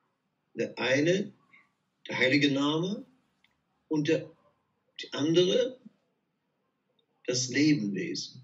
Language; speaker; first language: German; non-native, fluent; Dutch